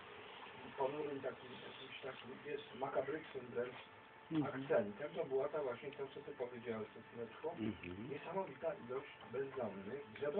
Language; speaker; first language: Polish; native; Polish